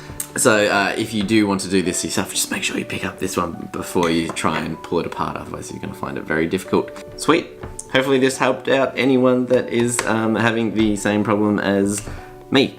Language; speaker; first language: English; native; English